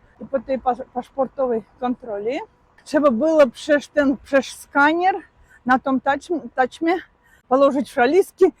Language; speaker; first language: Polish; non-native, fluent; Russian